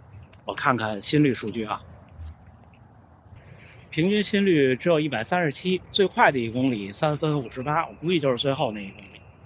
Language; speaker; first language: Chinese; native; Chinese